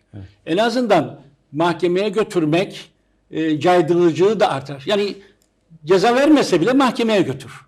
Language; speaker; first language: Turkish; native; Turkish